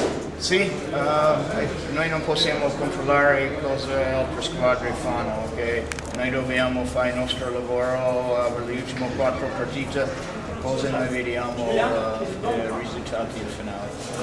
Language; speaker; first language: Italian; non-native, learner; English